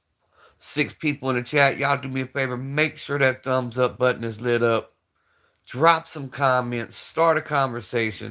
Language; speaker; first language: English; native; English